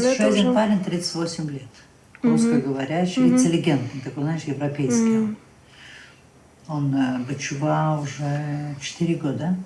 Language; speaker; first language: Russian; native; Russian